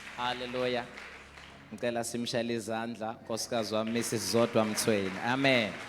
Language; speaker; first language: Zulu; non-native, local second language; South Ndebele